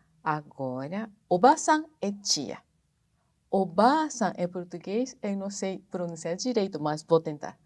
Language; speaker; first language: Portuguese; non-native, fluent; Japanese